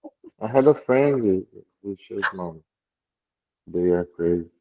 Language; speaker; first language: English; non-native, learner; Portuguese